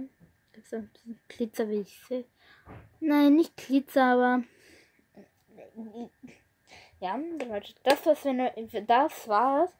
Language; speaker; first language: German; non-native, learner; Bulgarian